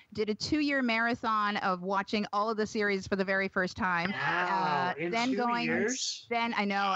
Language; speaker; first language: English; native; English